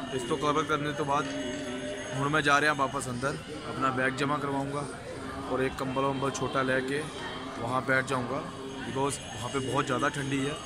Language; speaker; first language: Hindi; non-native, local second language; Punjabi